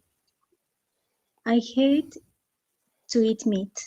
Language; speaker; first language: English; non-native, learner; Spanish